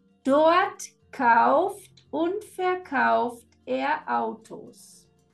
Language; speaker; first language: German; non-native, fluent; Spanish